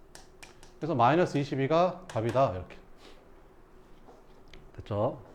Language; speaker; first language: Korean; native; Korean